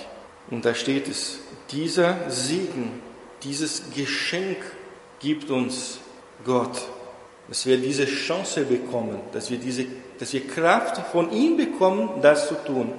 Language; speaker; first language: German; non-native, fluent; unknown